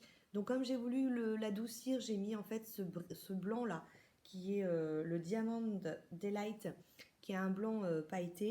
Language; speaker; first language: French; native; French